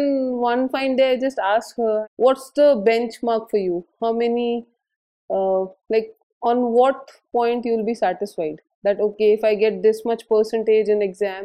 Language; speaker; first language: English; non-native, local second language; Hindi